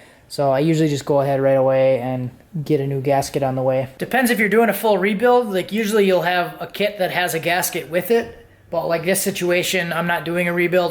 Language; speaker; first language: English; native; English